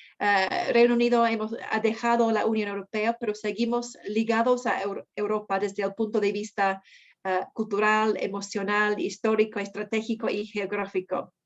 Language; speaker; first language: Spanish; non-native, fluent; English